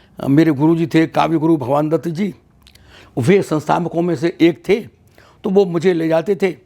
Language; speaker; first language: Hindi; native; Hindi